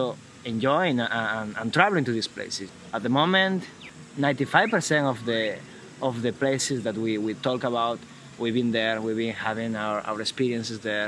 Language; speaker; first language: English; non-native, fluent; Spanish